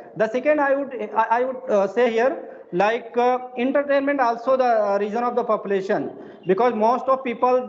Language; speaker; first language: English; non-native, fluent; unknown